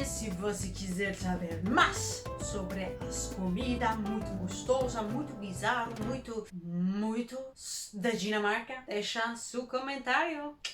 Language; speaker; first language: Portuguese; non-native, learner; Danish